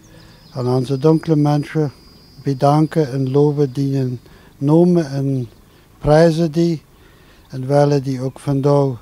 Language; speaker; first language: German; non-native, local second language; Plautdietsch